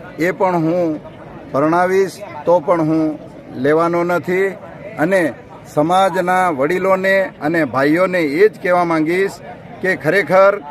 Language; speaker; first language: Gujarati; non-native, local second language; Bhili